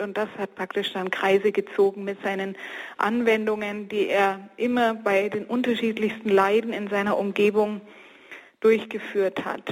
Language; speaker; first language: German; native; German